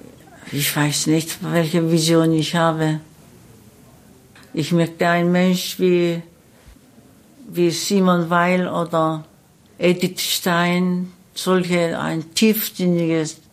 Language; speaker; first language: German; non-native, learner; Korean